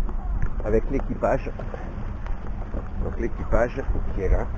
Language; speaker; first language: French; native; French